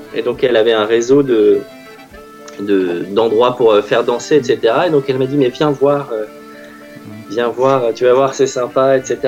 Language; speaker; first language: French; native; French